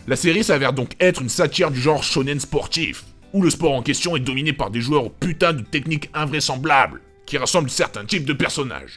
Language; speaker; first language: French; native; French